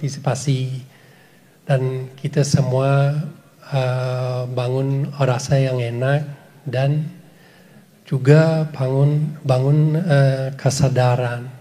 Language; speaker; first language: Indonesian; non-native, fluent; English